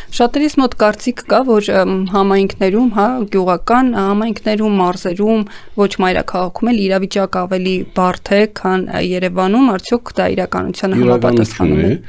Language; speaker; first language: Armenian; native; Armenian